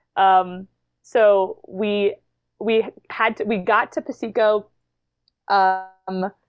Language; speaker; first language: English; native; English